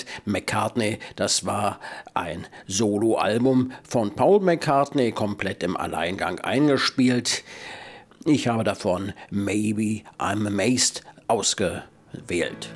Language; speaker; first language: German; native; German